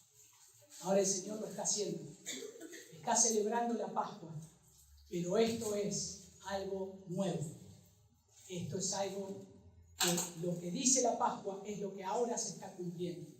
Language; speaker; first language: Spanish; native; Spanish